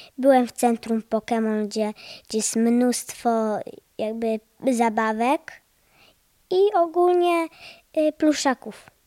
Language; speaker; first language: Polish; early bilingual, heritage; Polish